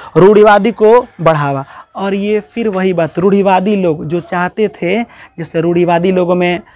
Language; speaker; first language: Hindi; native; Hindi